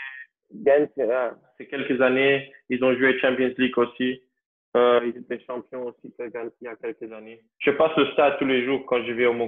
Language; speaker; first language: French; non-native, local second language; Dutch